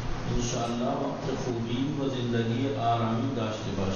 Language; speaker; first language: Persian; non-native, fluent; Urdu